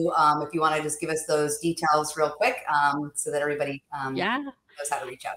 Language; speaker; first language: English; native; English